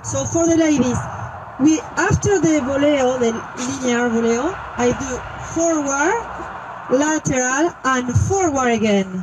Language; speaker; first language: English; non-native, learner; French